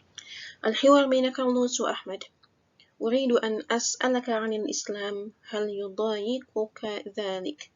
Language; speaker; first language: Arabic; non-native, fluent; Indonesian